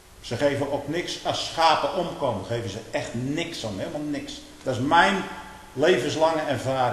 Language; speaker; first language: Dutch; native; Dutch